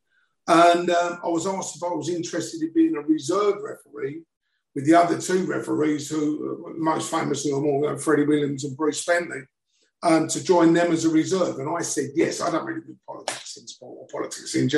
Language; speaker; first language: English; native; English